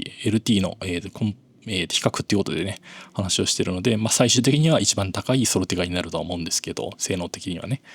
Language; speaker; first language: Japanese; native; Japanese